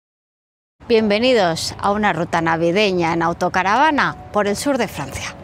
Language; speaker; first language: Spanish; native; Spanish